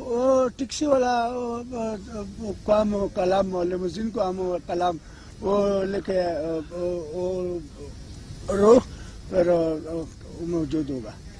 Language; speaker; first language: Arabic; non-native, learner; Pashto